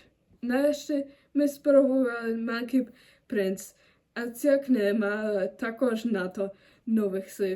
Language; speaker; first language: Ukrainian; non-native, learner; German